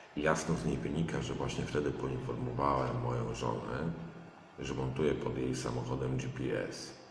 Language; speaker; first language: Polish; native; Polish